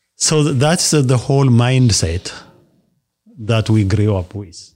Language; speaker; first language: English; non-native, fluent; Amharic